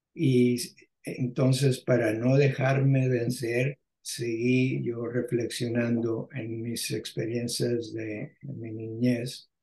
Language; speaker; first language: Spanish; early bilingual, heritage; Spanish